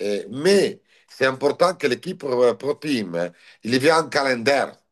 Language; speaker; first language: French; non-native, learner; Italian